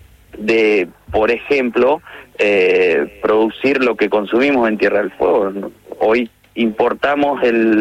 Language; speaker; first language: Spanish; native; Spanish